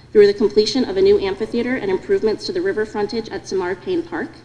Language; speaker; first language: English; native; English